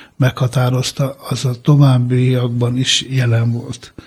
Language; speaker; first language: Hungarian; early bilingual, other home language; Italian